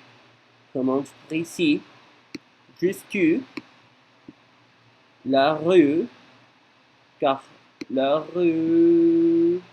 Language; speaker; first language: French; non-native, learner; Spanish